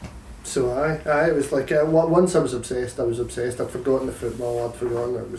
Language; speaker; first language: English; native; English